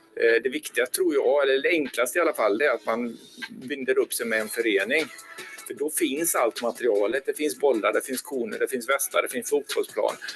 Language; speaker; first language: Swedish; native; Swedish